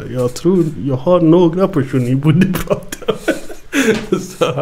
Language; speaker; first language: Swedish; early bilingual, other home language; Amharic